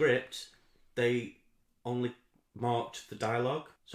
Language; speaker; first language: English; native; English